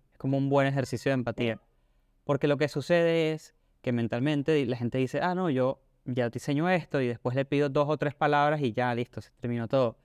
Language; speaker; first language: Spanish; native; Spanish